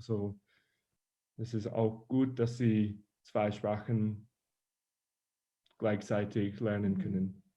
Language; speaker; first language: German; non-native, learner; English